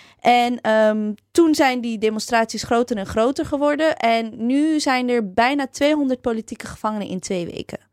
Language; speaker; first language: Dutch; early bilingual, other home language; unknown